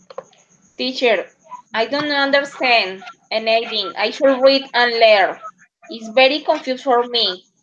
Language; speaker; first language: English; non-native, learner; Spanish